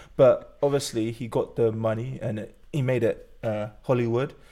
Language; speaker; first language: English; native; English